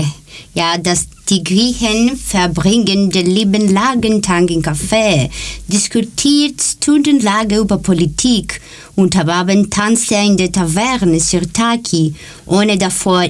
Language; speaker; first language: German; non-native, learner; Greek